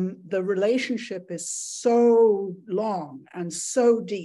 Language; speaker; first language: English; native; English